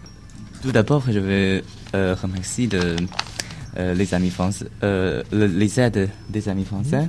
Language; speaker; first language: French; non-native, learner; Chinese